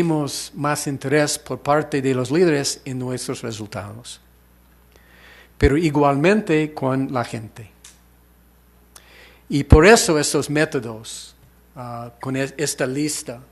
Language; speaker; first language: Spanish; non-native, fluent; English